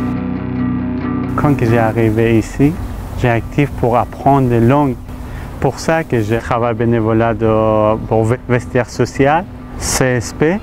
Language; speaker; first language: French; non-native, learner; Pashto